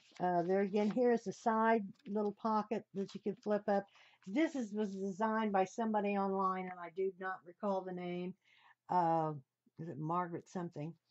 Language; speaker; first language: English; native; English